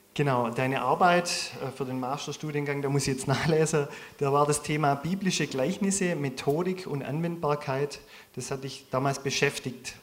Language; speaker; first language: German; native; German